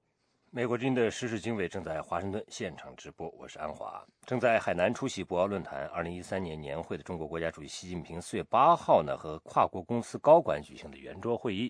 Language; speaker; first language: Chinese; native; Chinese